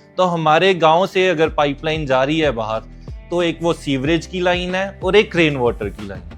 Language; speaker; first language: Hindi; non-native, local second language; Punjabi